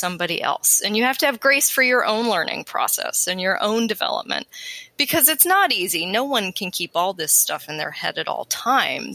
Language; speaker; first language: English; native; English